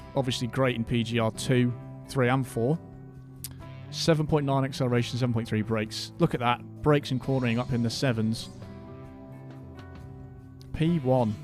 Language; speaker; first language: English; native; English